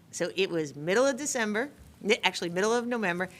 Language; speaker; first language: English; native; English